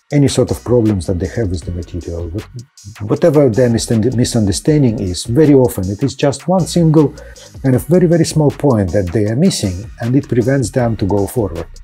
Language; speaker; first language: English; non-native, fluent; Russian